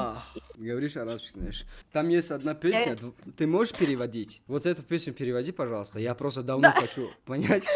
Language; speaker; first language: Russian; non-native, local second language; Tajik